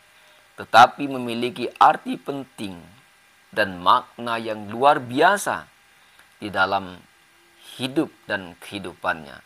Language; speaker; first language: Indonesian; native; Indonesian